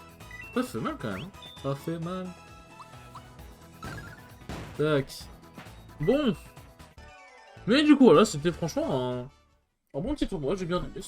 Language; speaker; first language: French; native; French